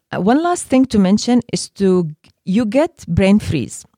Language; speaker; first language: English; non-native, fluent; Arabic